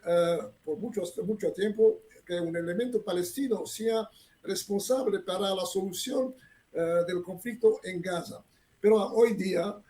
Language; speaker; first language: Spanish; non-native, fluent; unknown